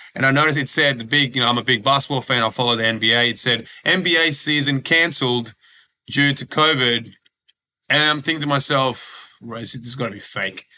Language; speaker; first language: English; early bilingual, other home language; Croatian